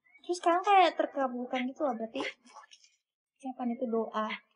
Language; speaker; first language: Indonesian; native; Indonesian